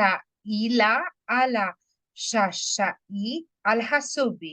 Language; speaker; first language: Arabic; non-native, learner; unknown